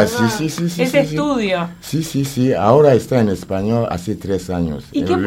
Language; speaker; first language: Spanish; non-native, learner; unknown